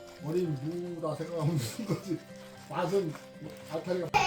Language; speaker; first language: Korean; native; Korean